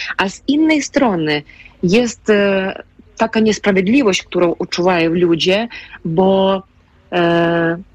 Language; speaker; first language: Polish; non-native, fluent; Ukrainian